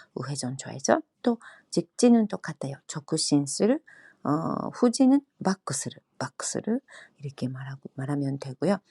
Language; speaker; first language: Korean; non-native, fluent; Japanese